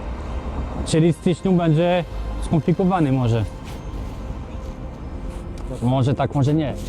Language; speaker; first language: Polish; non-native, learner; French